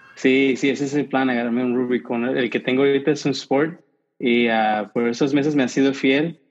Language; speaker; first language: Spanish; early bilingual, heritage; Spanish